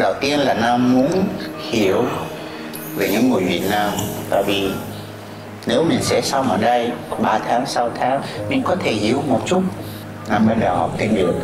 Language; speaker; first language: Vietnamese; non-native, learner; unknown